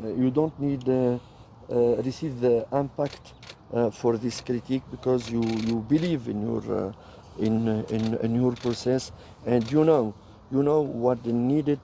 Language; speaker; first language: English; non-native, learner; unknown